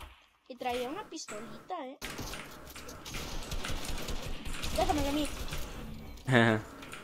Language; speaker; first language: Spanish; native; Spanish